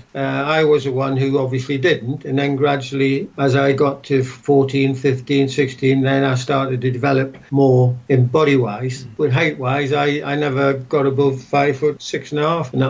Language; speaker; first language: English; native; English